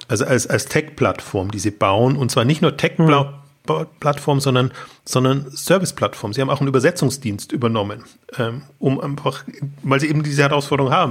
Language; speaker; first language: German; native; German